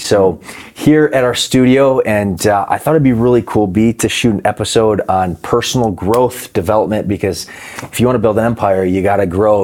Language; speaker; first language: English; native; English